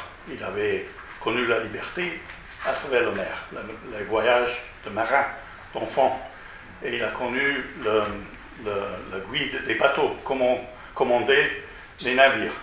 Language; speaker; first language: French; non-native, fluent; Italian